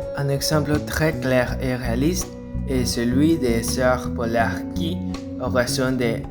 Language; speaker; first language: French; non-native, learner; Spanish